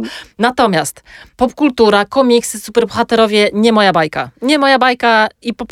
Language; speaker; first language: Polish; native; Polish